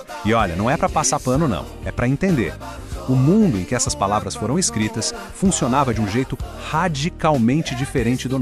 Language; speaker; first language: Portuguese; native; Portuguese